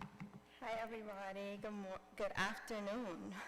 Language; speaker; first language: English; native; English